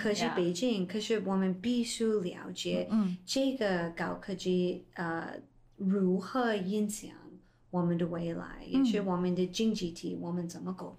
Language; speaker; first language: Chinese; non-native, fluent; English